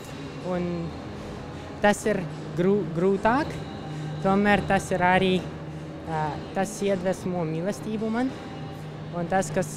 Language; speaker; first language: Latvian; non-native, local second language; Russian